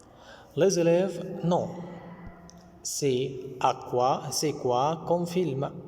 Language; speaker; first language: French; non-native, fluent; Arabic